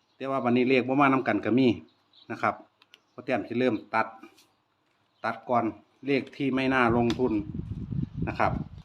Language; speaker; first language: Thai; native; Thai